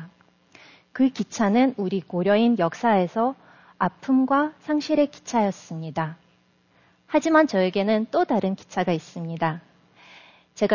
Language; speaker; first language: Korean; non-native, fluent; Russian